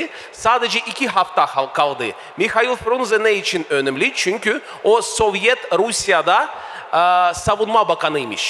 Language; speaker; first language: Turkish; non-native, fluent; Russian